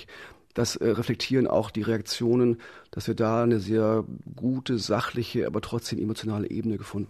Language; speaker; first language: German; native; German